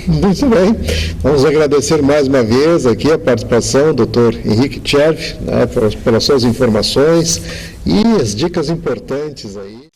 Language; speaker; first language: Portuguese; native; Portuguese